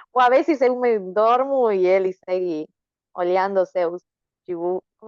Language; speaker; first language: Portuguese; non-native, learner; Spanish